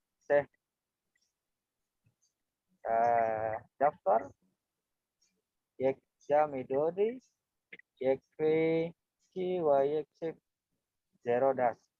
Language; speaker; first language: Persian; non-native, learner; Indonesian